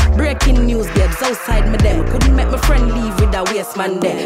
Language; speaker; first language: Swedish; early bilingual, other home language; English